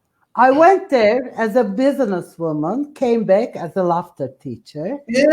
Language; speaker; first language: English; non-native, fluent; Turkish